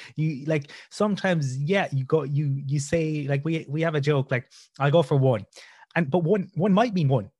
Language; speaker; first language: English; native; English